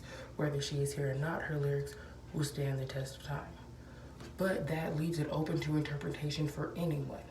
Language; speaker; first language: English; native; English